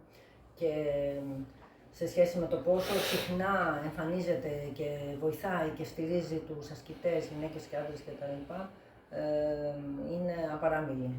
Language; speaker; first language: Greek; native; Greek